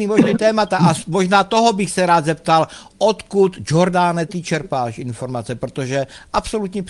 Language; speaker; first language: Czech; native; Czech